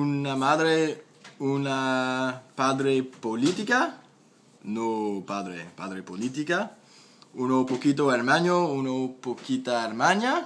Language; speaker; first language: Spanish; non-native, learner; French